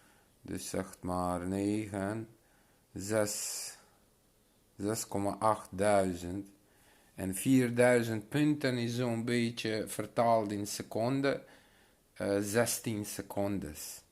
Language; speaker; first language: Dutch; non-native, local second language; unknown